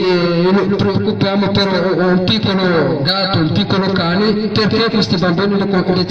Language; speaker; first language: Italian; non-native, fluent; Arabic